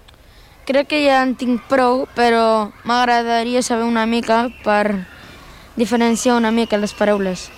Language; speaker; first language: Catalan; early bilingual, other home language; Arabic